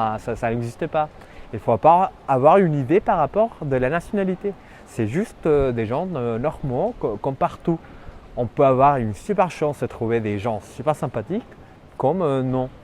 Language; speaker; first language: French; non-native, fluent; Spanish